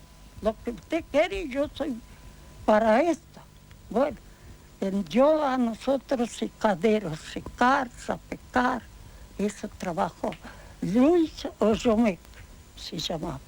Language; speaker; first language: Spanish; non-native, learner; Ukrainian